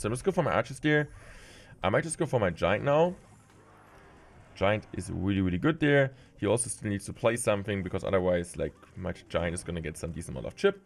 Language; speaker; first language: English; non-native, fluent; German